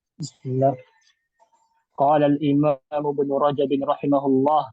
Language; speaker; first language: Arabic; non-native, learner; Indonesian